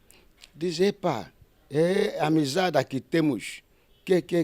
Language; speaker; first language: Portuguese; non-native, learner; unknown